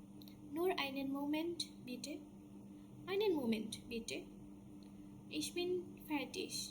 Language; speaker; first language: German; non-native, fluent; Bangla